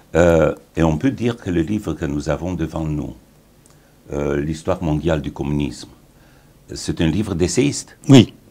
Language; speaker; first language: French; non-native, fluent; Romanian